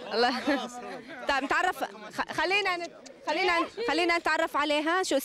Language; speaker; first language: Arabic; native; Arabic